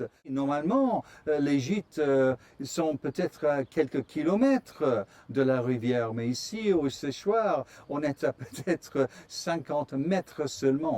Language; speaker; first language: French; non-native, fluent; English